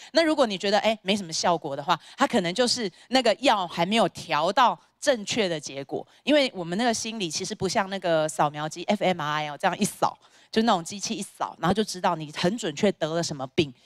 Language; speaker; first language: Chinese; native; Chinese